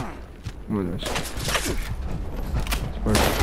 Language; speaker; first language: English; native; English